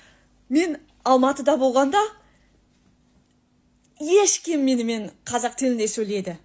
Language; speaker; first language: Kazakh; non-native, learner; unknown